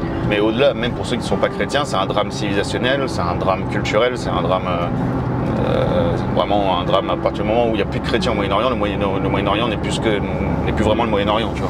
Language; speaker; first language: French; native; French